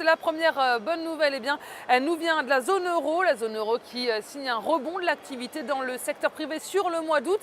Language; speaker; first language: French; native; French